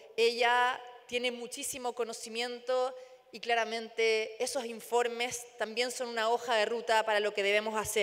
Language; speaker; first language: Spanish; native; Spanish